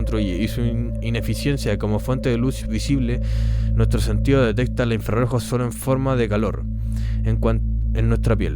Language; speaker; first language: Spanish; native; Spanish